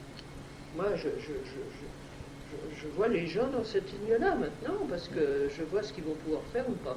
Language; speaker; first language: French; native; French